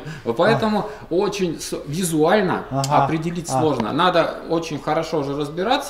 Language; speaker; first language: Russian; native; Russian